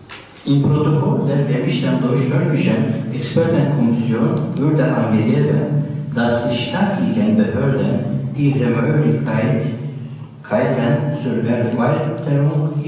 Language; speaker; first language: German; non-native, learner; Turkish